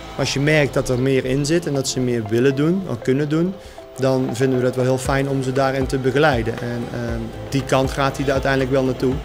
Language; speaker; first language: Dutch; native; Dutch